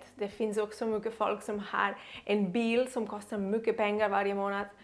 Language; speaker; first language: Swedish; non-native, learner; Catalan